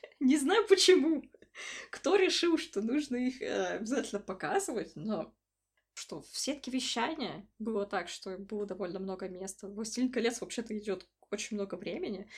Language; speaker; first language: Russian; native; Russian